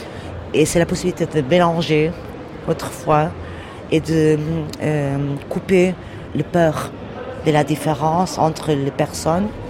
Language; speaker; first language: French; non-native, learner; Portuguese